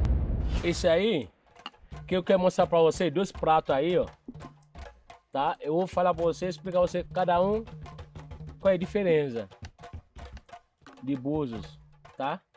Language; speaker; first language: Portuguese; non-native, learner; Yoruba